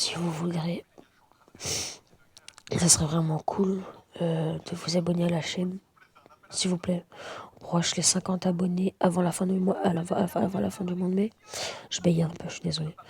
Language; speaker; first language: French; native; French